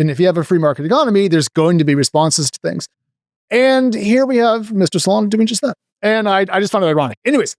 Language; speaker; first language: English; native; English